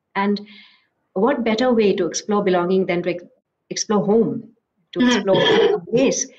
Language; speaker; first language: English; non-native, local second language; Assamese